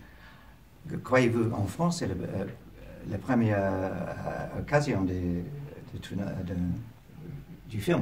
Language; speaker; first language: French; non-native, learner; English